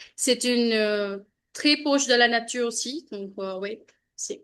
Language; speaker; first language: French; non-native, learner; Hindi